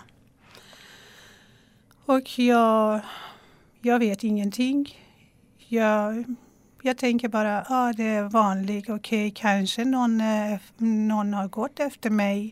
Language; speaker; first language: Swedish; non-native, fluent; Persian